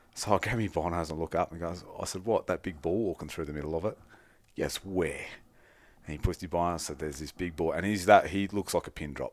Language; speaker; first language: English; native; English